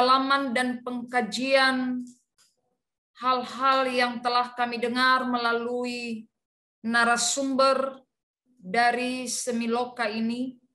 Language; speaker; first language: Indonesian; native; Indonesian